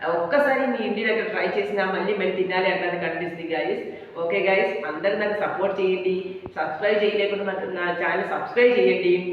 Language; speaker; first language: Telugu; non-native, local second language; Malayalam